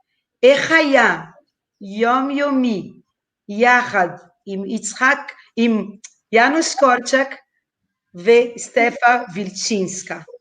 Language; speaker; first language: Hebrew; non-native, fluent; Portuguese